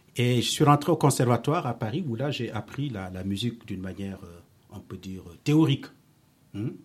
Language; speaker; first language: French; non-native, local second language; Wolof